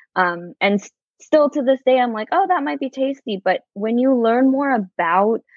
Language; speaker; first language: English; native; English